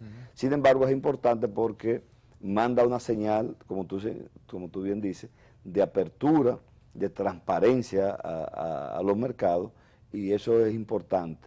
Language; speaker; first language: Spanish; native; Spanish